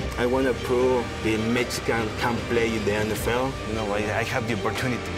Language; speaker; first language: English; early bilingual, other home language; German